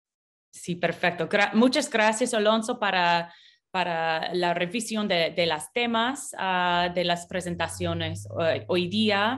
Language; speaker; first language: Spanish; non-native, fluent; English